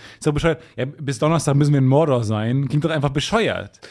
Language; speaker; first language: German; native; German